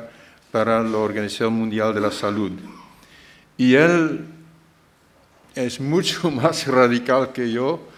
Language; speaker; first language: Spanish; non-native, fluent; Dutch